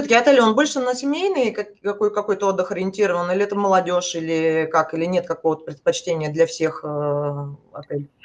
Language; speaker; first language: Russian; native; Russian